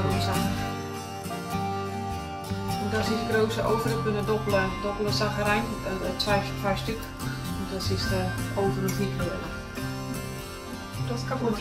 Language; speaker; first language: German; non-native, learner; Dutch